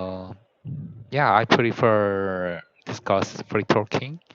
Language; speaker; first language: English; non-native, learner; Korean